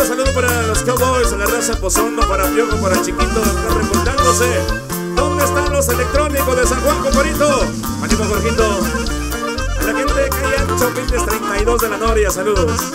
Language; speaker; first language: Spanish; native; Spanish